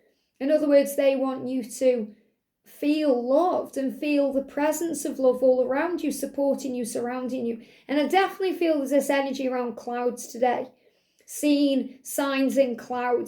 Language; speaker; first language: English; native; English